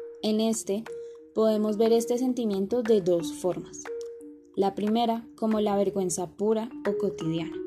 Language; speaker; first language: Spanish; native; Spanish